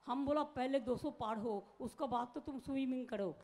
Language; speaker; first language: Hindi; non-native, local second language; Bangla